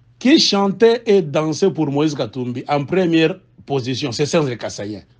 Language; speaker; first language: French; non-native, local second language; Swahili